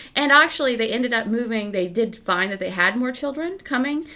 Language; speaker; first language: English; native; English